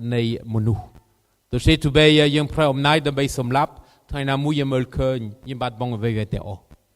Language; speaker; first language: Khmer; non-native, fluent; French